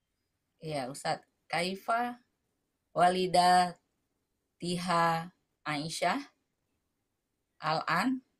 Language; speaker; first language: Arabic; non-native, learner; Indonesian